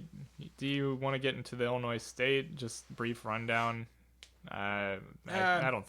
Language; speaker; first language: English; native; English